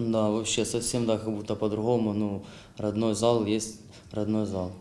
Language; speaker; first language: Russian; non-native, local second language; Ukrainian